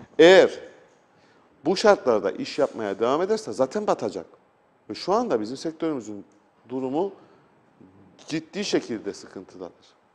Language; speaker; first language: Turkish; native; Turkish